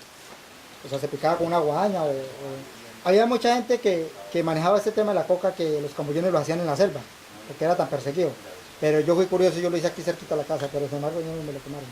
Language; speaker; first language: Spanish; native; Spanish